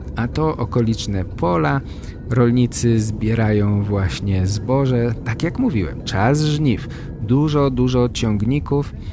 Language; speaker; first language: Polish; native; Polish